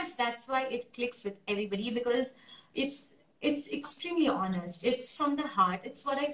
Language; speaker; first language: English; non-native, local second language; Hindi